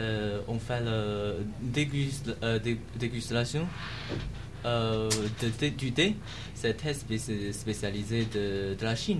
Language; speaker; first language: French; non-native, learner; Chinese